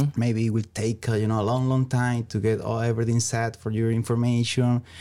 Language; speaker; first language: English; non-native, learner; Spanish